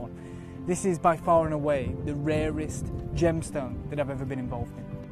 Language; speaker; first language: English; native; English